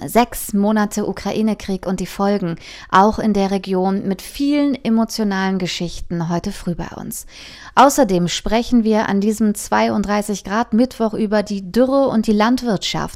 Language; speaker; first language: German; native; German